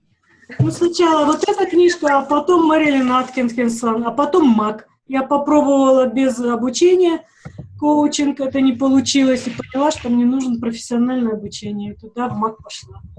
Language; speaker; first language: Russian; native; Russian